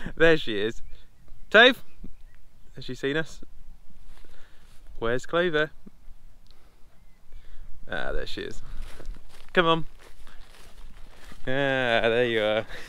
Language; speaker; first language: English; native; English